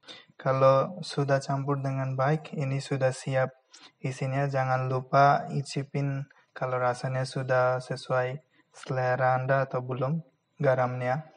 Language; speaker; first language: Indonesian; non-native, fluent; Bangla